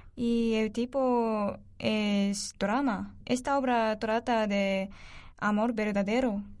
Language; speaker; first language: Spanish; non-native, learner; Japanese